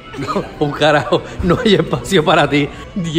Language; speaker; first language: Spanish; native; Spanish